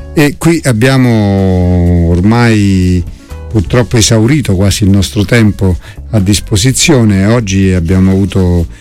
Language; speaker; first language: Italian; native; Italian